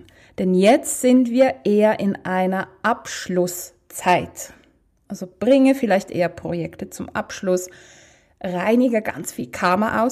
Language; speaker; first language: German; native; German